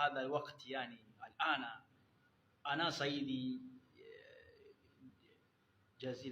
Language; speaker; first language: Arabic; non-native, learner; Kinyarwanda